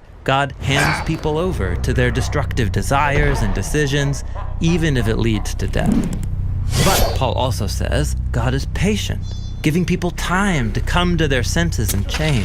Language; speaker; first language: English; native; English